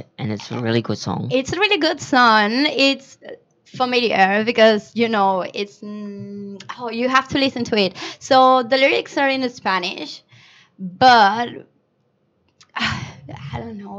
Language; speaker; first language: English; non-native, fluent; Spanish